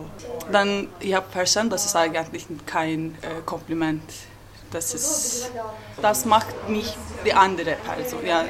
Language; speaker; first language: German; non-native, learner; Turkish